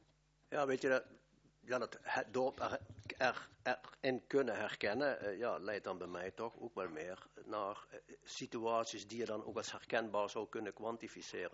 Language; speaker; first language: Dutch; native; Dutch